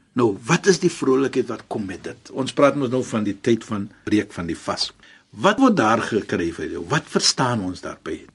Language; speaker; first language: Afrikaans; non-native, fluent; Arabic